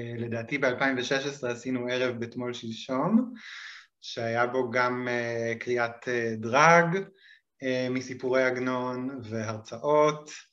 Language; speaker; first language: Hebrew; native; Hebrew